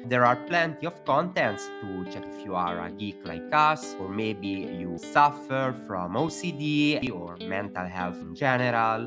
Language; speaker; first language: English; non-native, fluent; Italian